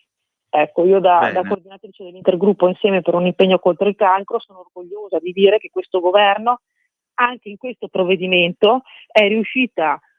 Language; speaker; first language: Italian; native; Italian